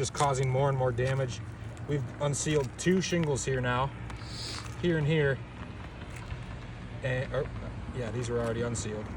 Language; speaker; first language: English; native; English